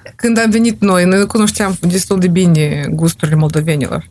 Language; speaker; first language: Romanian; native; Romanian